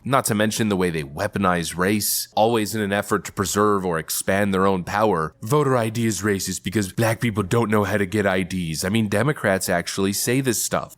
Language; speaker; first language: English; native; English